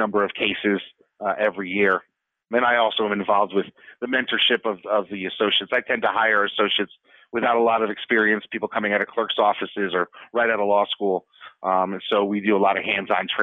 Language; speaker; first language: English; native; English